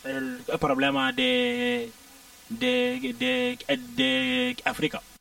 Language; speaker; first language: Spanish; non-native, learner; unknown